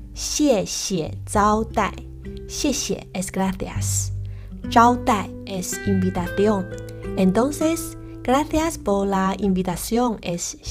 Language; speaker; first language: Spanish; non-native, learner; Chinese